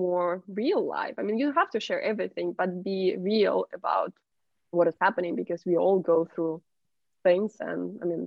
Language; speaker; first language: English; non-native, fluent; Russian